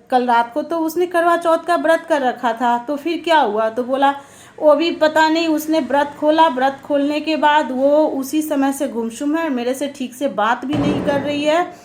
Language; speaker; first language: Hindi; native; Hindi